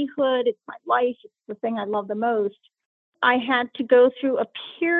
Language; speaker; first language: English; native; English